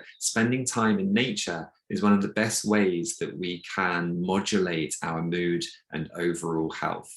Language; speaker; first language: English; native; English